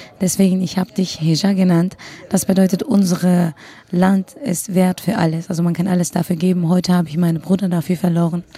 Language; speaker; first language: German; non-native, fluent; Kurdish